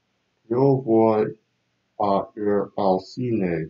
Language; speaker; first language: Spanish; non-native, learner; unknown